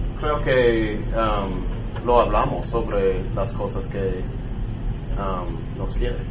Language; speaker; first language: Spanish; non-native, learner; English